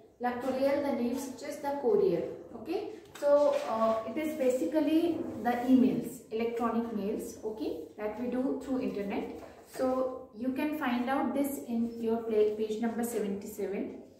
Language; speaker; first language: English; non-native, local second language; Hindi